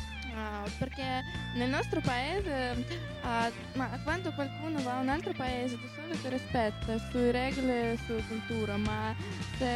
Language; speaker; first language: Italian; non-native, learner; Russian